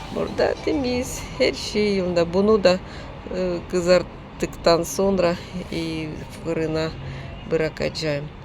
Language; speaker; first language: Turkish; non-native, learner; Russian